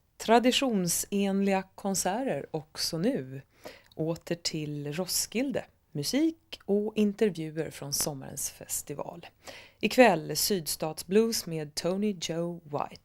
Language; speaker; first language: Swedish; native; Swedish